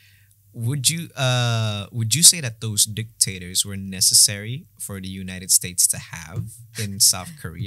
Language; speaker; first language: English; non-native, fluent; Indonesian